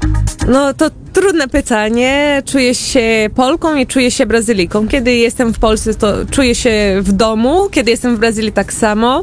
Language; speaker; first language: Polish; non-native, fluent; Portuguese